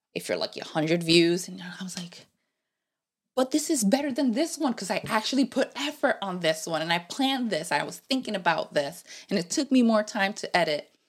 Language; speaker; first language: English; non-native, fluent; Spanish